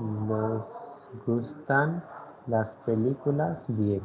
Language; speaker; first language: Spanish; non-native, fluent; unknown